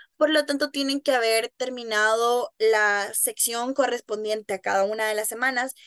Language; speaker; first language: Spanish; native; Spanish